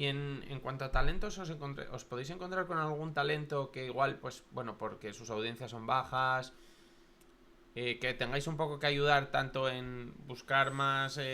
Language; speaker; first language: Spanish; native; Spanish